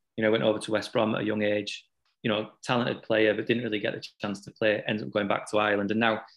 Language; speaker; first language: English; native; English